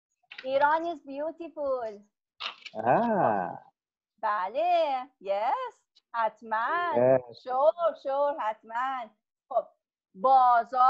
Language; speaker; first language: English; non-native, learner; Persian